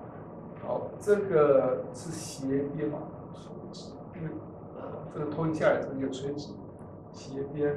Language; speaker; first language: Chinese; native; Chinese